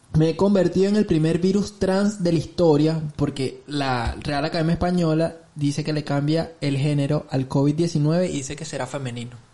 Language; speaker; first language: Spanish; early bilingual, other home language; Chinese